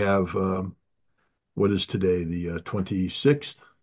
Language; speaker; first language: English; native; English